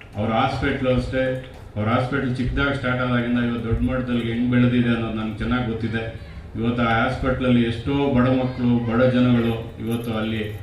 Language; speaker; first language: Kannada; native; Kannada